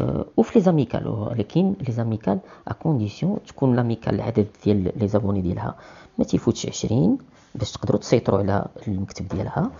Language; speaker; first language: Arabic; native; Arabic